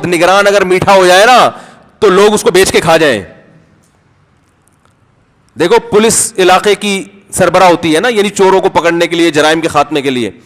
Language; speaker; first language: Urdu; native; Urdu